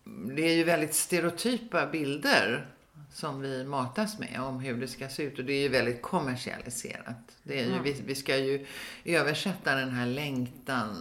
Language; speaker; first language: Swedish; native; Swedish